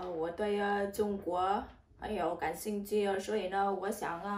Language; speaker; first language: Chinese; non-native, learner; Vietnamese